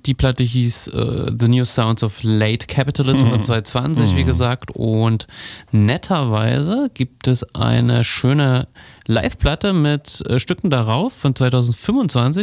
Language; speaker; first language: German; native; German